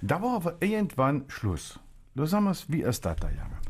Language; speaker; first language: German; native; German